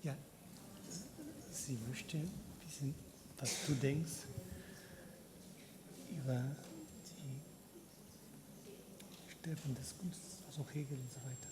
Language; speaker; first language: German; non-native, learner; Spanish